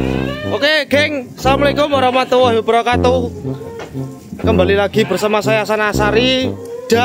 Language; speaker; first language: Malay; non-native, local second language; Javanese